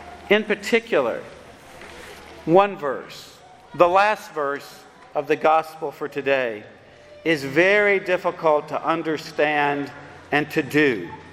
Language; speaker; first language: English; native; English